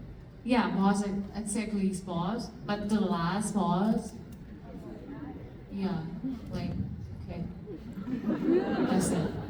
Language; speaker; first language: English; non-native, fluent; Thai